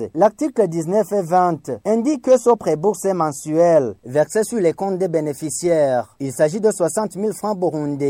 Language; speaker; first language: French; non-native, local second language; Rundi